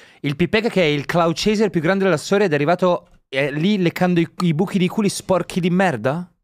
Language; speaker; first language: Italian; native; Italian